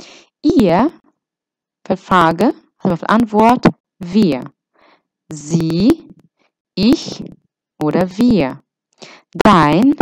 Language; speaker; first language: German; non-native, fluent; Arabic